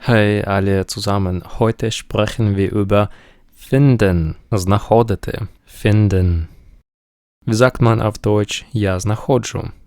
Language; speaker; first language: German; non-native, fluent; Ukrainian